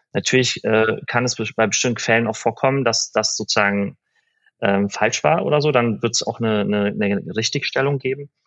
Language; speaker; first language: German; early bilingual, other home language; Persian